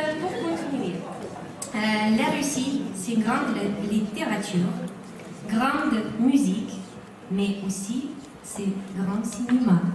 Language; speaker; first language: French; non-native, fluent; Russian